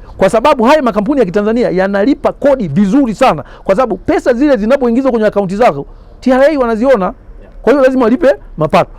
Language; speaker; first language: Swahili; native; Swahili